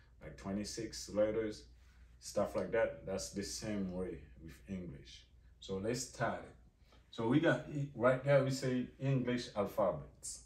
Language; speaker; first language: English; non-native, fluent; Haitian Creole